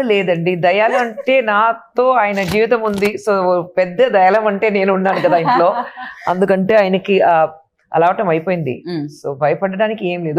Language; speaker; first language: Telugu; non-native, fluent; Hindi